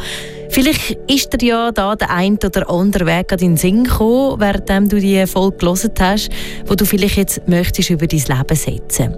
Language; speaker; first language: German; native; German